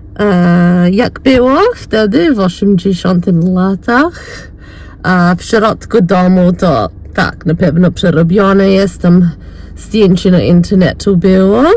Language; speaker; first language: Polish; early bilingual, heritage; Polish